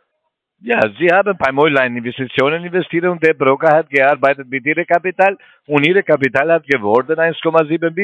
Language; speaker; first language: German; non-native, learner; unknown